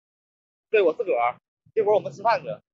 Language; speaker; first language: Chinese; native; Chinese